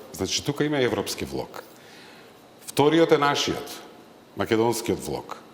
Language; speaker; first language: Macedonian; native; Macedonian